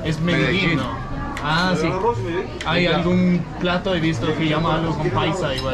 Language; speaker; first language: Spanish; non-native, fluent; Danish